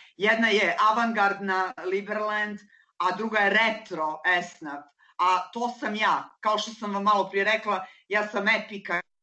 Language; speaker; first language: Serbian; native; Serbian